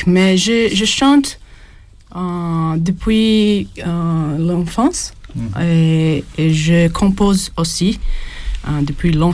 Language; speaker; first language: French; non-native, fluent; Portuguese